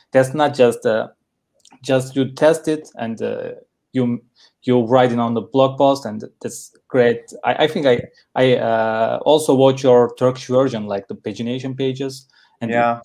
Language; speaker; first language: English; non-native, learner; Turkish